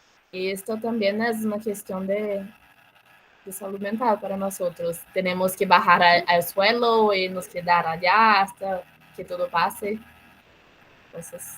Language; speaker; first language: Spanish; non-native, learner; Portuguese